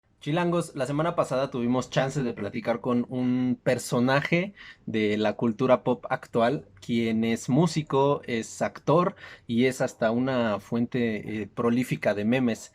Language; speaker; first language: Spanish; native; Spanish